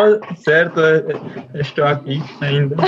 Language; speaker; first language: Portuguese; non-native, learner; Hungarian